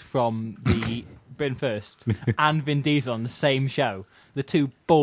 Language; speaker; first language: English; native; English